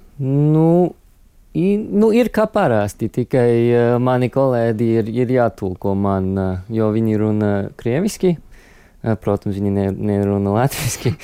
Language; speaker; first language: Latvian; non-native, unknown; English